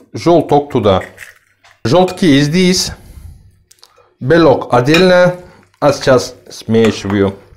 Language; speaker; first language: Russian; non-native, learner; Turkish